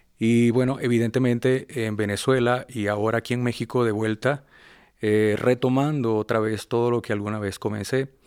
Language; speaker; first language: Spanish; native; Spanish